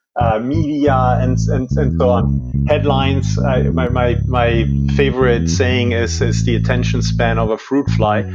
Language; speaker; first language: English; non-native, fluent; German